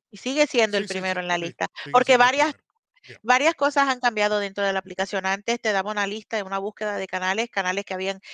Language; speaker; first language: Spanish; non-native, local second language; English